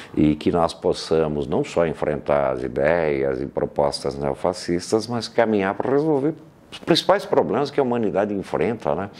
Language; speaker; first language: Portuguese; native; Portuguese